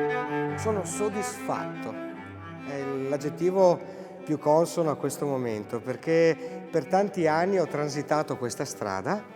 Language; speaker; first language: Italian; native; Italian